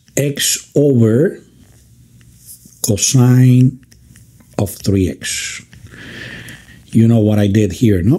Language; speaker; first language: English; non-native, fluent; Spanish